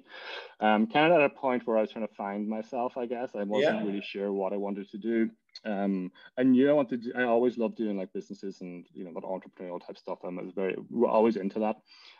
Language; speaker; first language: English; native; English